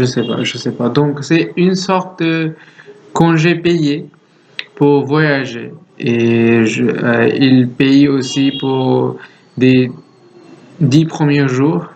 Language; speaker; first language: French; non-native, learner; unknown